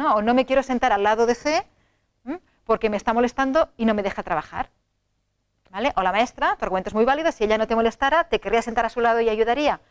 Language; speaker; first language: Spanish; non-native, local second language; Catalan